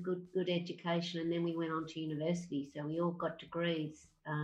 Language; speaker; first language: English; native; English